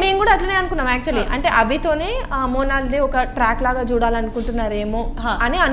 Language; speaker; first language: Telugu; native; Telugu